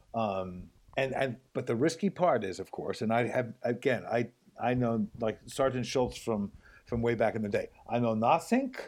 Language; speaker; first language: English; native; English